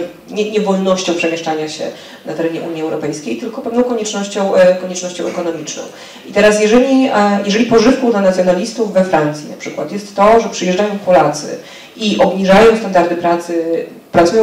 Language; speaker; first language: Polish; native; Polish